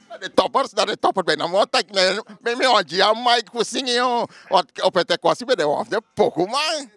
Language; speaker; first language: Dutch; native; Dutch